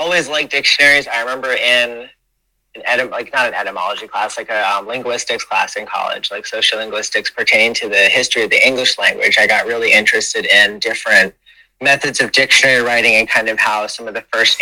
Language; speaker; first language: English; native; English